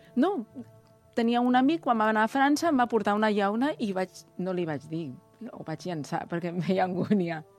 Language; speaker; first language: Catalan; non-native, fluent; Chinese